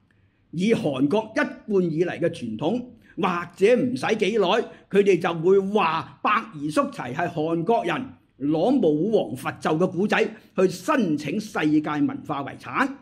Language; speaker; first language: Chinese; native; Chinese